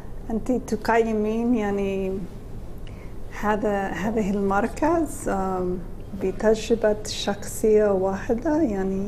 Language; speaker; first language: Arabic; non-native, fluent; English